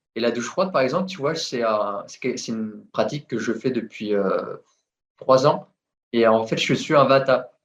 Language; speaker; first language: French; native; French